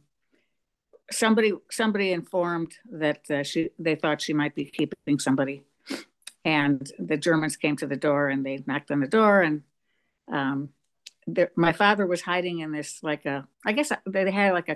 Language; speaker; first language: English; native; English